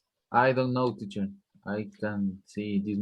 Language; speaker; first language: English; non-native, learner; Spanish